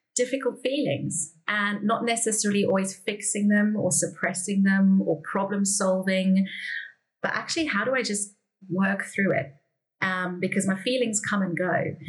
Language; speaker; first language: English; native; English